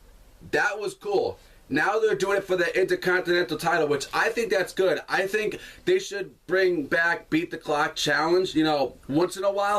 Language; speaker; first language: English; native; English